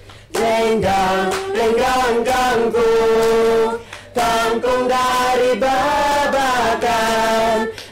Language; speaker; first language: Indonesian; non-native, fluent; English